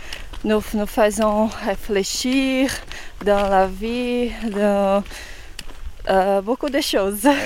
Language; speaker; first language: French; non-native, learner; Portuguese